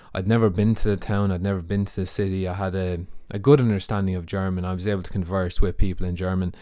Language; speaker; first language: English; native; English